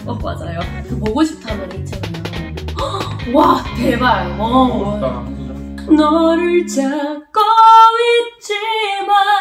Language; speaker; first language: Korean; non-native, learner; Spanish